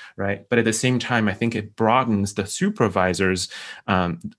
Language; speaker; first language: English; non-native, fluent; Chinese